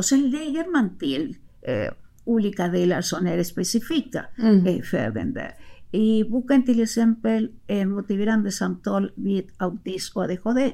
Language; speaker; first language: Swedish; non-native, fluent; Spanish